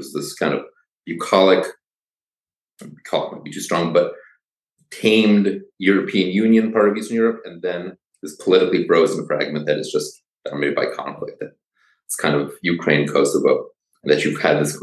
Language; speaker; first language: English; early bilingual, other home language; Polish